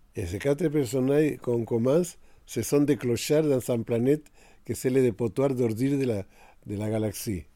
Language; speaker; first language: French; non-native, fluent; Spanish